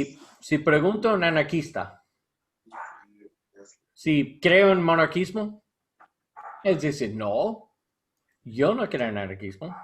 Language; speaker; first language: Spanish; non-native, learner; English